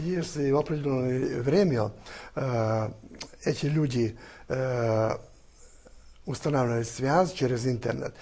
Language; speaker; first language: Russian; non-native, fluent; Hungarian